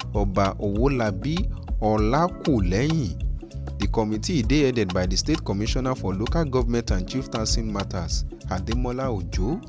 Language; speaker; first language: Nigerian Pidgin; non-native, local second language; Yoruba